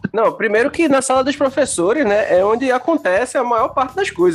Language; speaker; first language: Portuguese; native; Portuguese